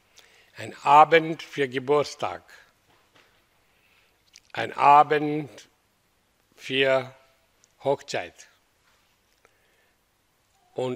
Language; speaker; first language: German; non-native, learner; Hindi